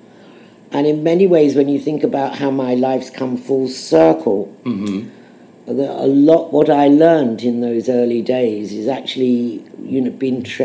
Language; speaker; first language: English; native; English